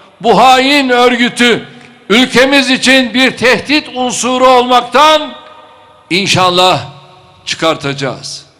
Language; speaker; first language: Turkish; native; Turkish